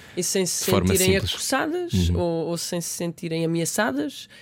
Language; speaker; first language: Portuguese; native; Portuguese